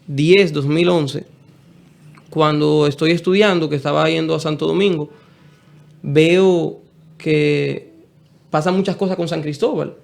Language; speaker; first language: Spanish; native; Spanish